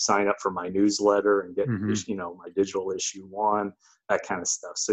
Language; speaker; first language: English; native; English